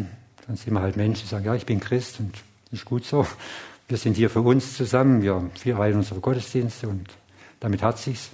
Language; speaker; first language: German; non-native, fluent; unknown